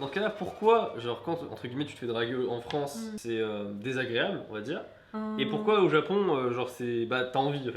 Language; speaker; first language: French; native; French